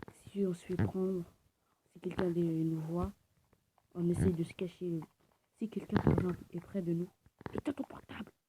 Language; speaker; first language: French; native; French